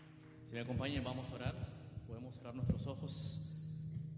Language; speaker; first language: Spanish; native; Spanish